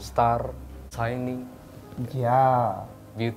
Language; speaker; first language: English; non-native, learner; Indonesian